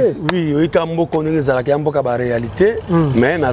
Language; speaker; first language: French; non-native, local second language; Lingala